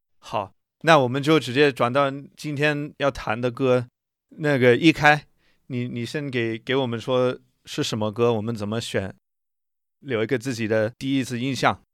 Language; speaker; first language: Chinese; non-native, fluent; English